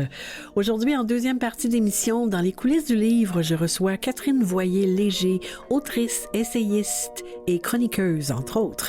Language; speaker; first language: French; native; French